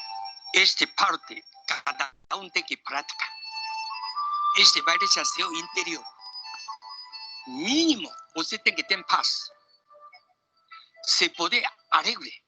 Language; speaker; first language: Portuguese; non-native, learner; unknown